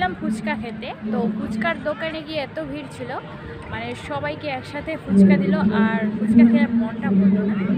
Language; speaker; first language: Bangla; non-native, local second language; Rangpuri